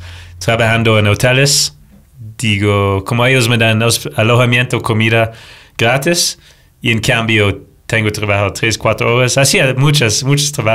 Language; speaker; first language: Spanish; non-native, fluent; English